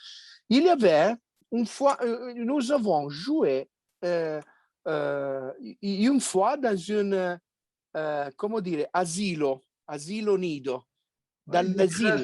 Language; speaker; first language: French; non-native, fluent; Italian